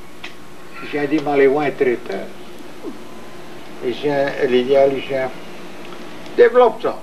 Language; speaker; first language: French; native; French